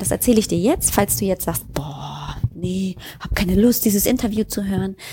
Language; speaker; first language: German; native; German